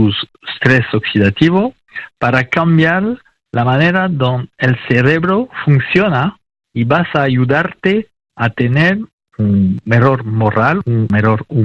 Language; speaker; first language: Spanish; non-native, fluent; French